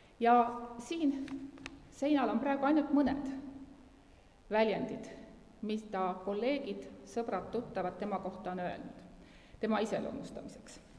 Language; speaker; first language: Estonian; native; Estonian